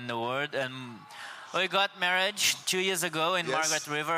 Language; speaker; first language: English; non-native, fluent; Portuguese